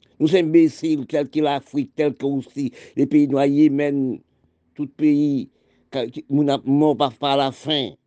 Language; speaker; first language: French; non-native, local second language; Haitian Creole